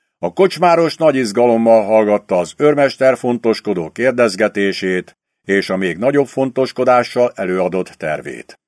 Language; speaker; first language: Hungarian; native; Hungarian